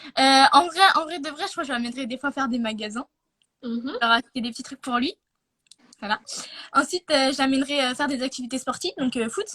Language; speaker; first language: French; native; French